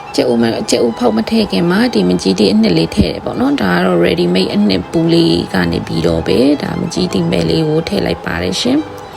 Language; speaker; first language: Burmese; native; Burmese